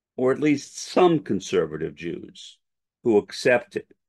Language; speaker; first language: English; native; English